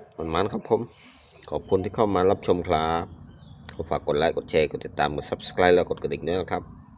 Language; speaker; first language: Thai; native; Thai